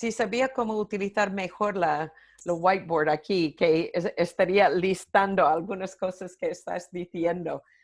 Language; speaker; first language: Spanish; non-native, fluent; English